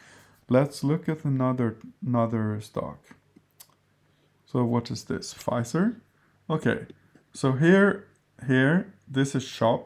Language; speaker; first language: English; non-native, fluent; Swedish